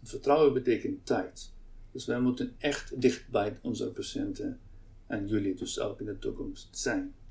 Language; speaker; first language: Dutch; non-native, local second language; Arabic